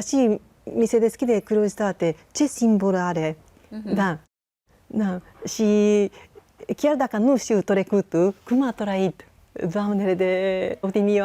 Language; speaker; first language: Romanian; non-native, learner; Japanese